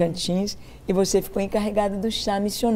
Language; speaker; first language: Portuguese; native; Portuguese